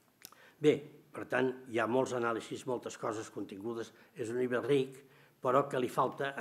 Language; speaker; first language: Catalan; native; Catalan